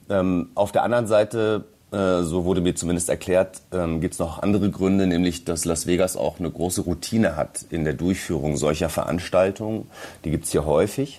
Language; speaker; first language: German; native; German